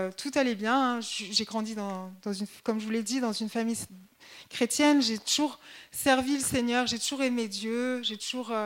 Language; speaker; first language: French; native; French